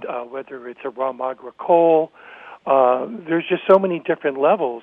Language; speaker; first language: English; native; English